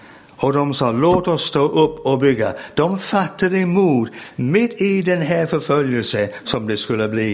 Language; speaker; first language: Swedish; non-native, fluent; English